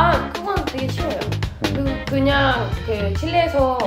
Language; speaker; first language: Korean; non-native, learner; Spanish